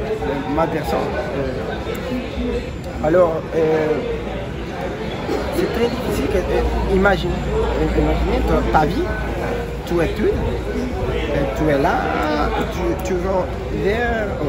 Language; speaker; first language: French; non-native, learner; Spanish